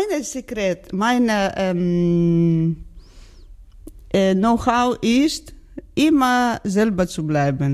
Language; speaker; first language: German; non-native, learner; Georgian